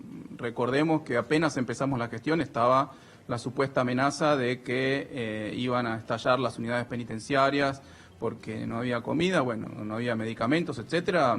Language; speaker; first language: Spanish; native; Spanish